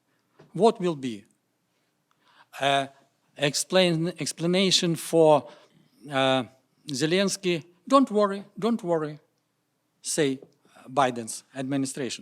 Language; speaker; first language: English; non-native, learner; Russian